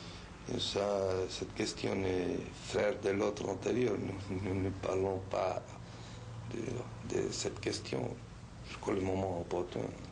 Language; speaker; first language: French; non-native, fluent; Spanish